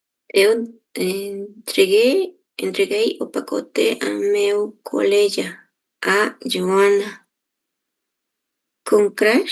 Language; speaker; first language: Portuguese; non-native, learner; Spanish